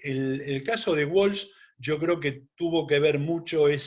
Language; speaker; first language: Spanish; native; Spanish